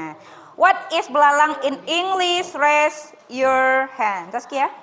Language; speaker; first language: English; non-native, fluent; Indonesian